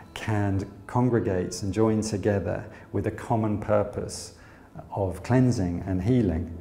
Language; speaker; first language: English; native; English